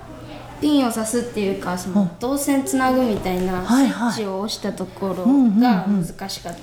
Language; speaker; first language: Japanese; native; Japanese